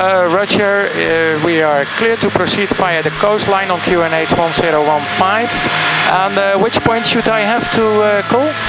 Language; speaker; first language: English; non-native, fluent; Dutch